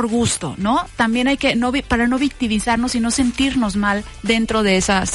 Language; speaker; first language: Spanish; native; Spanish